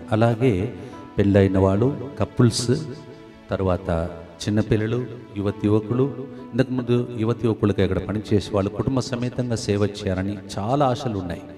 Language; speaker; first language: Telugu; non-native, fluent; Tamil